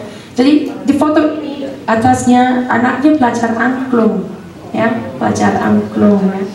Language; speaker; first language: Indonesian; non-native, fluent; English